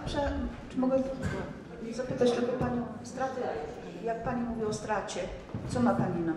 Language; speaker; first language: Polish; non-native, fluent; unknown